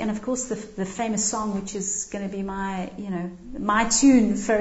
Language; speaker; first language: English; native; English